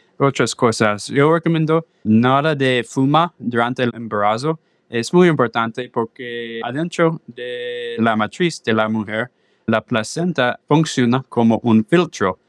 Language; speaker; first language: Spanish; non-native, learner; English